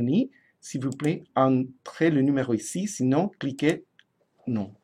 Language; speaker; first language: French; non-native, fluent; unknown